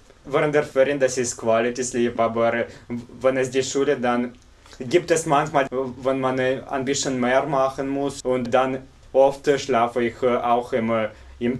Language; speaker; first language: German; non-native, fluent; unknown